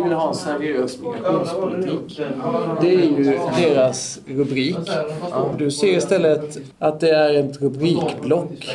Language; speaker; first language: Swedish; native; Swedish